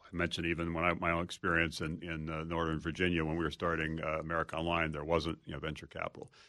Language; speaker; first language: English; native; English